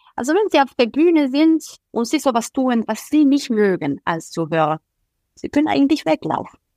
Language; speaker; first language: German; non-native, fluent; Spanish